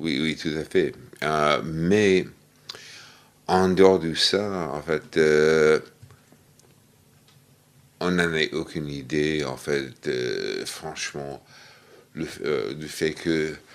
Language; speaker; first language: French; non-native, fluent; English